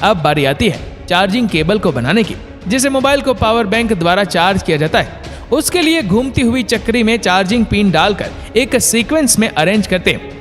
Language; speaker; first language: Hindi; native; Hindi